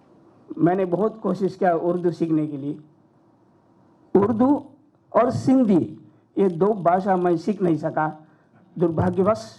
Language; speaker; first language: Hindi; non-native, fluent; Sinhala